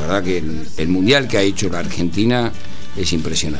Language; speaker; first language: Spanish; native; Spanish